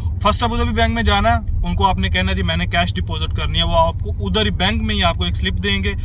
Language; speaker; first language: Urdu; non-native, local second language; Punjabi